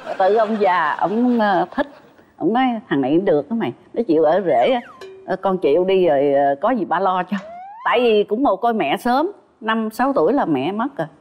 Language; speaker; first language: Vietnamese; native; Vietnamese